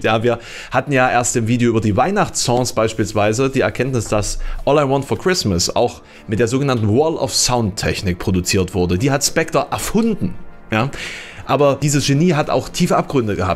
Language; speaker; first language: German; native; German